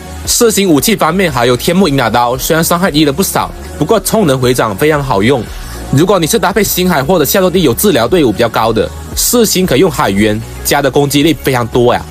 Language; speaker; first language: Chinese; native; Chinese